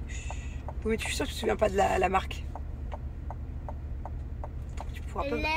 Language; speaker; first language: French; native; French